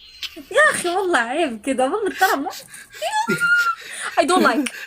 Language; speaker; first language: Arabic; non-native, learner; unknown